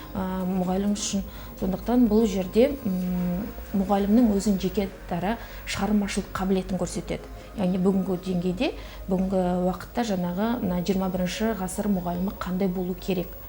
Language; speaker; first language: Kazakh; native; Kazakh